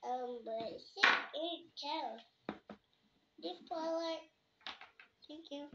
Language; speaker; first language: English; non-native, learner; Indonesian